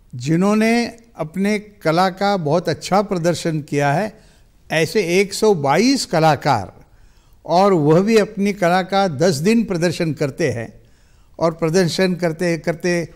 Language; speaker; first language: Hindi; non-native, local second language; Marathi